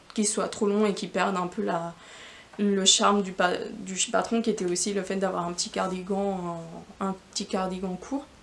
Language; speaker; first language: French; non-native, fluent; Spanish